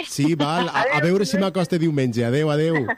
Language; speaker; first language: Catalan; native; Catalan